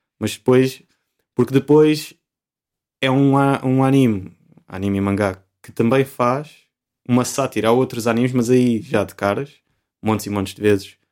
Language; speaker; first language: Portuguese; native; Portuguese